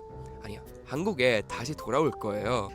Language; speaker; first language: Korean; non-native, fluent; Swedish